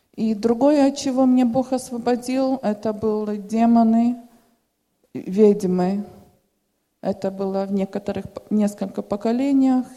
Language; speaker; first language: Russian; native; Russian